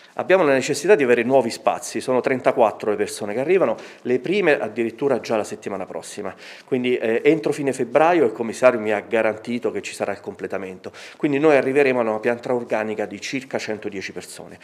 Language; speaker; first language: Italian; native; Italian